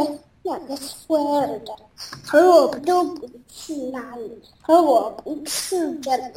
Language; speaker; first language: Chinese; early bilingual, heritage; Chinese